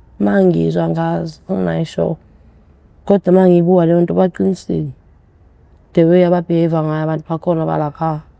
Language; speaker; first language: Zulu; early bilingual, other home language; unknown